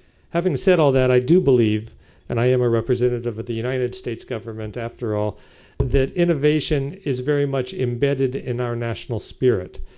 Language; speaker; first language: English; native; English